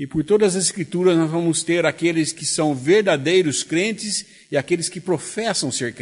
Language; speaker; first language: Portuguese; native; Portuguese